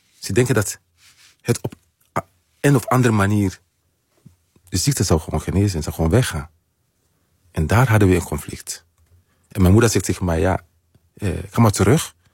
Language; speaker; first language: Dutch; non-native, fluent; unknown